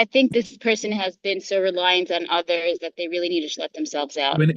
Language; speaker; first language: English; native; English